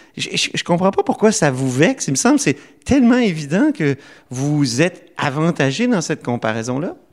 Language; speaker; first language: French; native; French